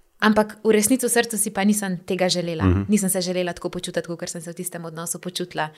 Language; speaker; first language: Slovenian; native; Slovenian